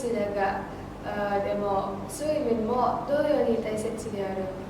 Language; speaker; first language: Japanese; non-native, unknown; Indonesian